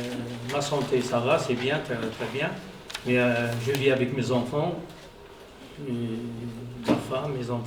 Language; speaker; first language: French; non-native, learner; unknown